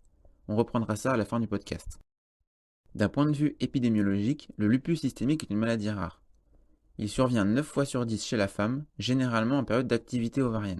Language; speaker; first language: French; native; French